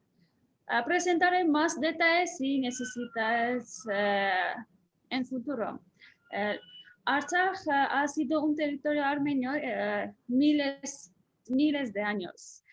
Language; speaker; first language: Spanish; non-native, fluent; Armenian